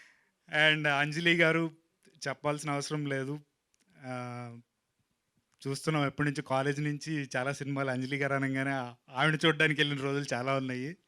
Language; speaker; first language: Telugu; native; Telugu